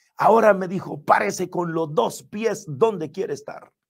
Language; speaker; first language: Spanish; native; Spanish